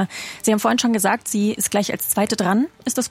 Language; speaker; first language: German; native; German